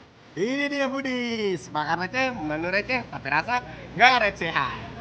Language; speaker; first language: Indonesian; native; Indonesian